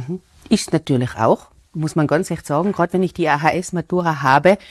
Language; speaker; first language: German; native; German